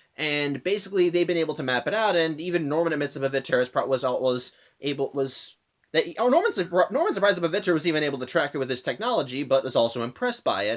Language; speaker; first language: English; native; English